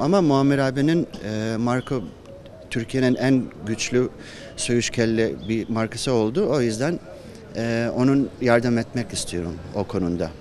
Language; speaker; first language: Turkish; non-native, fluent; Japanese